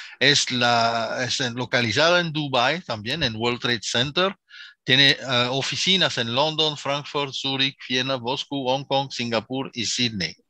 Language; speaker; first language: Spanish; non-native, fluent; Arabic